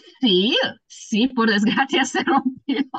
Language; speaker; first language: Spanish; non-native, learner; English